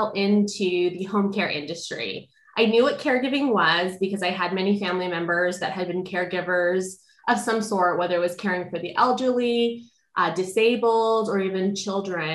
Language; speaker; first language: English; native; English